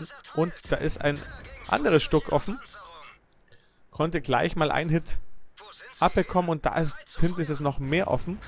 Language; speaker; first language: German; native; German